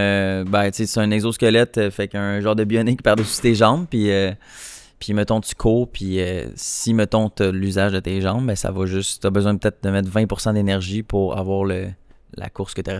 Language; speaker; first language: French; native; French